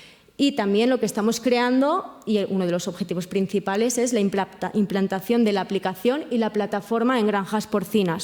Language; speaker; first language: Spanish; native; Spanish